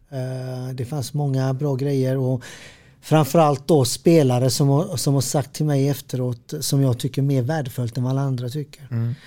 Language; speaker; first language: Swedish; early bilingual, other home language; Serbian